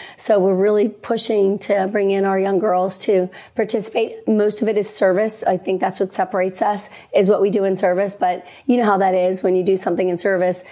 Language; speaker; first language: English; native; English